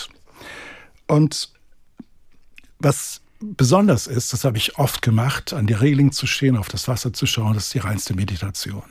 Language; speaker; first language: German; native; German